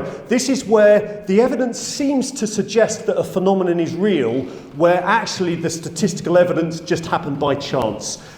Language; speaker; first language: English; native; English